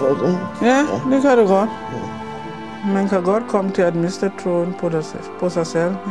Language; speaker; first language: Danish; non-native, learner; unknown